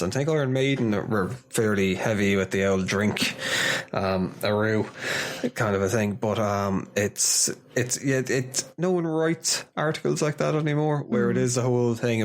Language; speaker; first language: English; native; English